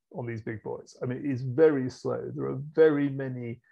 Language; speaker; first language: English; native; English